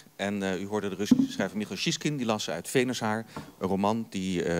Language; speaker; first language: Dutch; native; Dutch